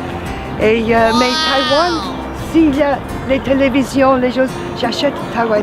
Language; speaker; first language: French; non-native, fluent; Italian